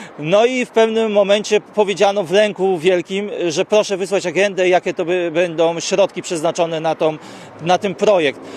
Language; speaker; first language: Polish; native; Polish